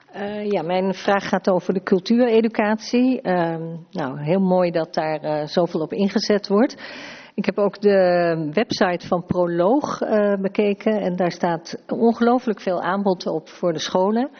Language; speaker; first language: Dutch; native; Dutch